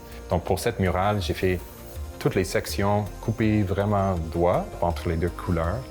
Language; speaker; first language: French; non-native, local second language; English